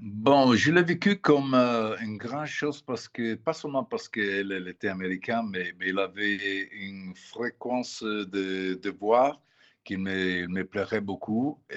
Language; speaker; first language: French; non-native, fluent; Italian